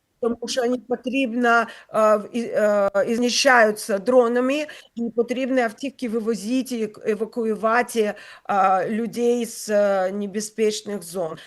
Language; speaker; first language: Ukrainian; non-native, local second language; Russian